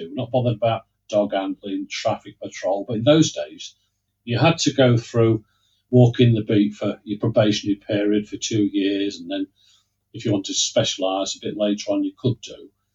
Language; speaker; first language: English; native; English